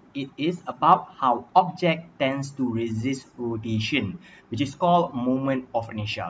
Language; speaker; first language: English; non-native, local second language; Malay